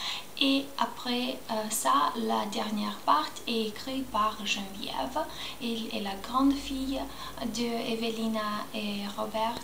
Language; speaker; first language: French; non-native, learner; Spanish